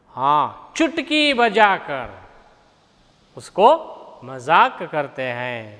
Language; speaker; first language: Hindi; non-native, local second language; Kannada